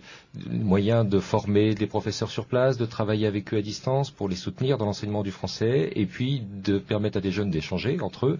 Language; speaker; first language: French; native; French